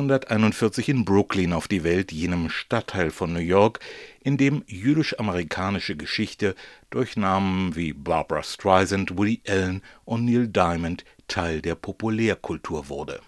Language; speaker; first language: German; native; German